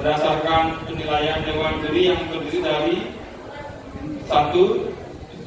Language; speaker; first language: Indonesian; non-native, local second language; Balinese